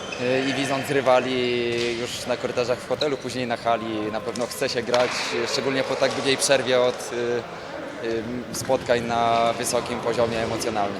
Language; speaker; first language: Polish; native; Polish